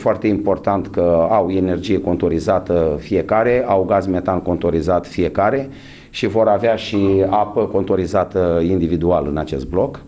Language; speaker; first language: Romanian; native; Romanian